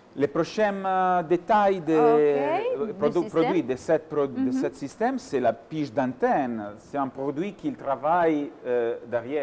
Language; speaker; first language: French; non-native, fluent; Italian